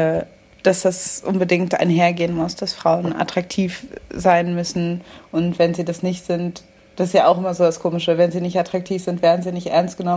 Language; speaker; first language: German; native; German